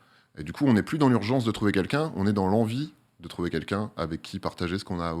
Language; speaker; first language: French; native; French